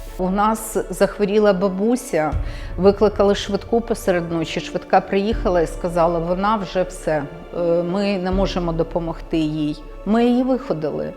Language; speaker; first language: Ukrainian; native; Ukrainian